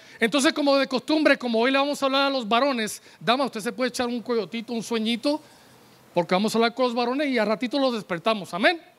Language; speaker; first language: Spanish; native; Spanish